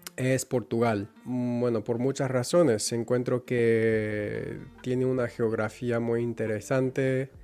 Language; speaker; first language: Spanish; non-native, fluent; English